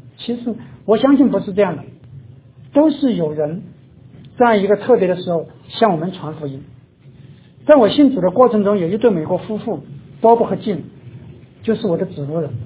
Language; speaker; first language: Chinese; native; Chinese